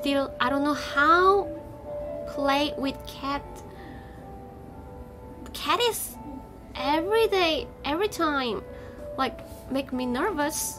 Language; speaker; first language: English; non-native, learner; Korean